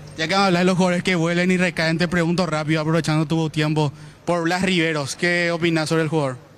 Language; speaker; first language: Spanish; native; Spanish